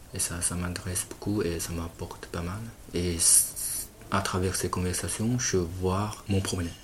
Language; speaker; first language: French; non-native, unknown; Chinese